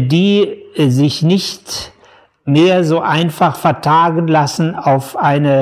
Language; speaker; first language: German; native; German